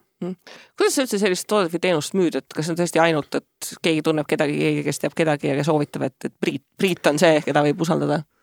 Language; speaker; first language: Estonian; native; Estonian